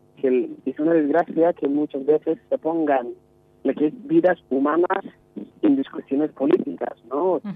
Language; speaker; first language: Spanish; non-native, fluent; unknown